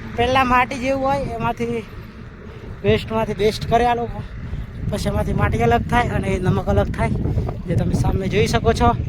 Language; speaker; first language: Gujarati; native; Gujarati